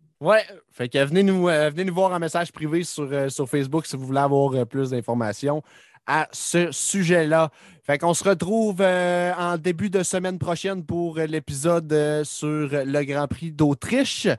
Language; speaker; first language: French; native; French